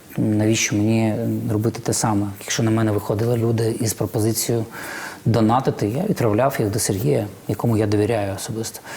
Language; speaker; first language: Ukrainian; non-native, local second language; Russian